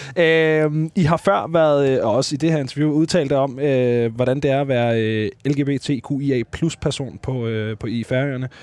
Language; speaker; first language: Danish; native; Danish